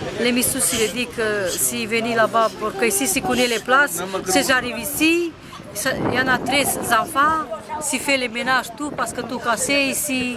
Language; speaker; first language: French; non-native, learner; Romanian